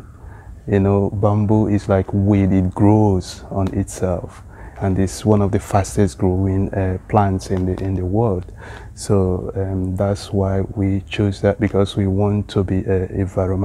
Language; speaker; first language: English; non-native, local second language; Igbo